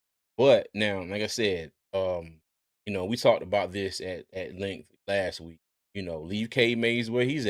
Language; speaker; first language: English; native; English